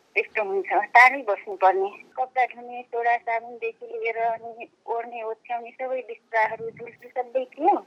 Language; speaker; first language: Nepali; native; Nepali